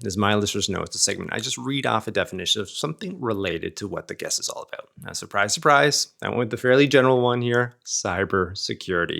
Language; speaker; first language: English; native; English